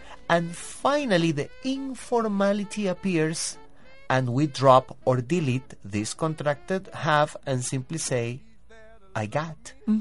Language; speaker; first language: English; non-native, fluent; Spanish